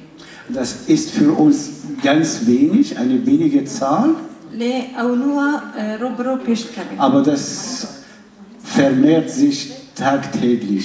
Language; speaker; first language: German; non-native, fluent; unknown